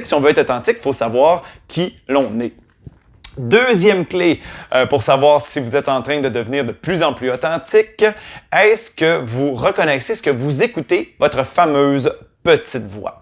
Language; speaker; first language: French; native; French